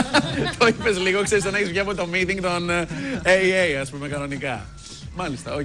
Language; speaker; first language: Greek; native; Greek